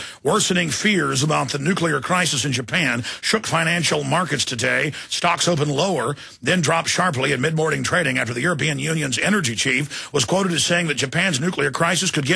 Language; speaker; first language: English; native; English